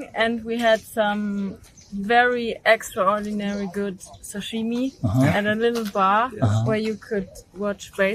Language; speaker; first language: English; non-native, fluent; German